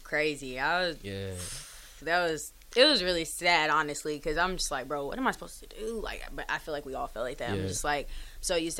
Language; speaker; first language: English; native; English